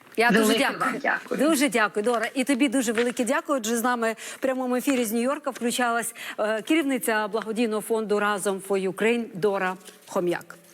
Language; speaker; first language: Ukrainian; native; Ukrainian